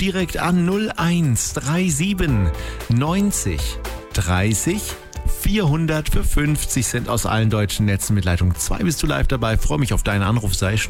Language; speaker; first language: German; native; German